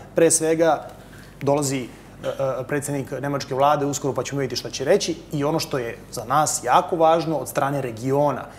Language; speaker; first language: Serbian; native; Serbian